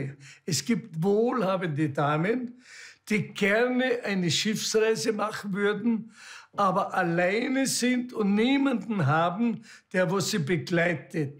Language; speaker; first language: German; native; German